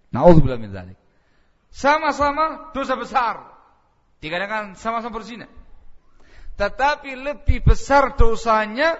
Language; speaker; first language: Indonesian; native; Indonesian